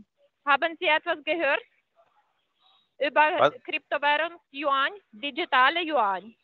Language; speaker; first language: German; non-native, fluent; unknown